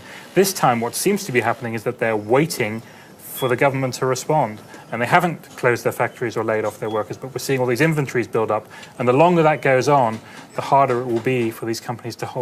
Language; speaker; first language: English; native; English